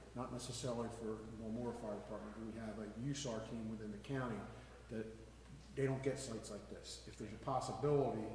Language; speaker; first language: English; native; English